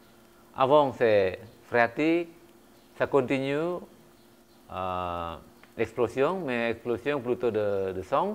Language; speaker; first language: French; non-native, fluent; Indonesian